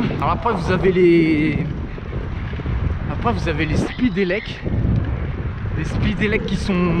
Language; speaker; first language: French; native; French